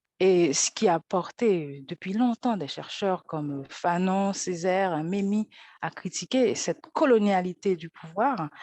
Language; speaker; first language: French; non-native, local second language; Haitian Creole